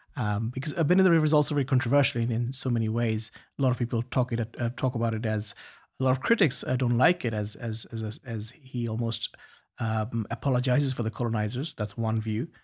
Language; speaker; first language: English; non-native, local second language; Bangla